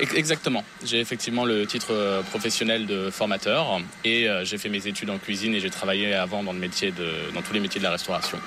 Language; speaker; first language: French; native; French